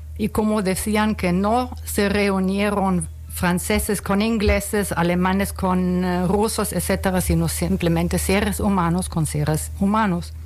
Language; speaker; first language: Spanish; non-native, fluent; German